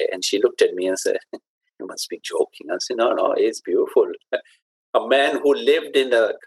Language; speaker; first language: English; non-native, local second language; Urdu